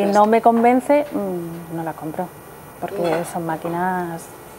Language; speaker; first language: Spanish; native; Spanish